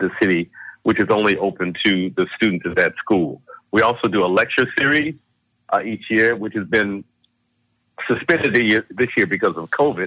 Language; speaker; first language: English; native; English